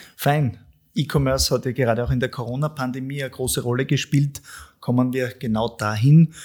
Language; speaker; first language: German; native; German